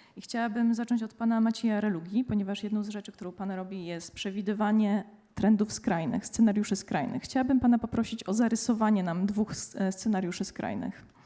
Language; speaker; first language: Polish; native; Polish